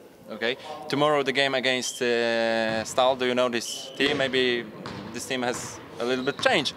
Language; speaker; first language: English; non-native, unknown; Polish